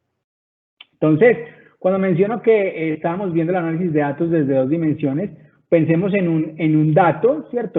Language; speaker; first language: Spanish; native; Spanish